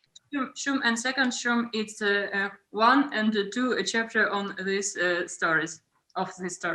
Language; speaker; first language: English; non-native, learner; Ukrainian